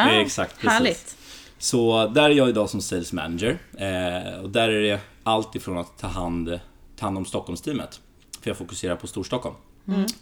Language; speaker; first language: Swedish; early bilingual, other home language; Greek